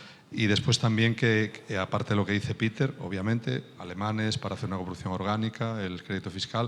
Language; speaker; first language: Spanish; native; Spanish